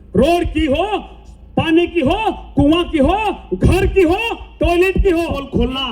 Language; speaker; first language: Hindi; non-native, local second language; Marathi